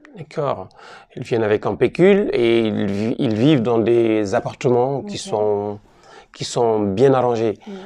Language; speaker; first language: French; native; French